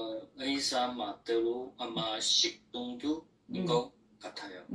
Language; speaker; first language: Korean; non-native, learner; Chinese